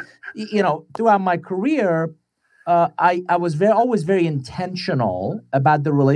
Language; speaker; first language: English; non-native, fluent; Persian